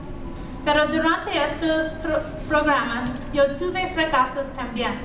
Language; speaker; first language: Spanish; non-native, learner; English